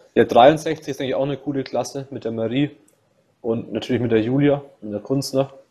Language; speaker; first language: German; non-native, fluent; Russian